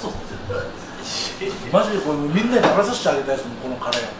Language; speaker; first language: Japanese; native; Japanese